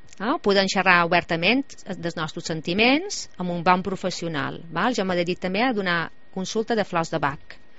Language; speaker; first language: Catalan; native; Catalan